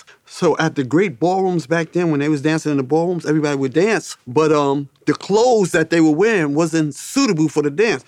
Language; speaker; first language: English; native; English